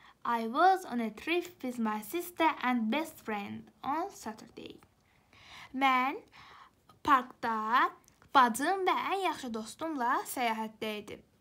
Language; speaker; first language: English; non-native, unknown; Azerbaijani